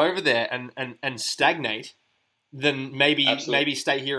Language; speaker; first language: English; native; English